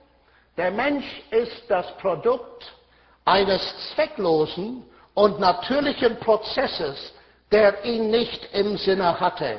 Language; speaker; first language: German; non-native, fluent; English